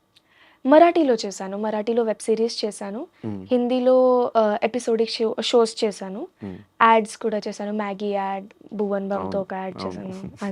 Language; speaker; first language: Telugu; non-native, learner; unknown